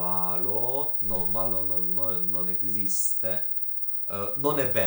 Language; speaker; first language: Italian; non-native, learner; Ukrainian